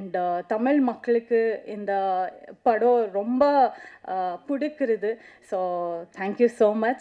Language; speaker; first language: Tamil; non-native, learner; Kannada